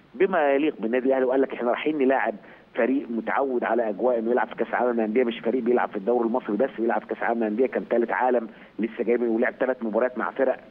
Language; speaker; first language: Arabic; native; Arabic